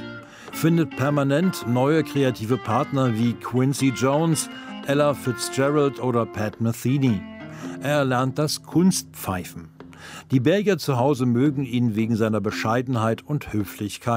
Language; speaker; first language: German; native; German